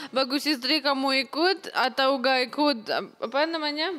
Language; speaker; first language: Indonesian; early bilingual, other home language; Russian